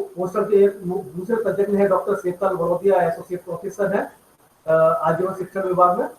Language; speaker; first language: Hindi; non-native, local second language; Gujarati